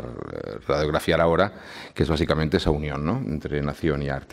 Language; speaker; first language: Spanish; native; Spanish